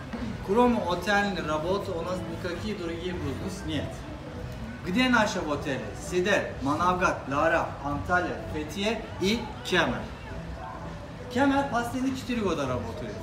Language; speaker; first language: Russian; non-native, learner; Turkish